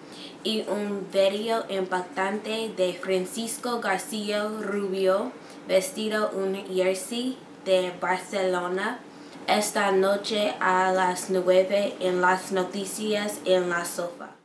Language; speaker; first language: Spanish; non-native, learner; English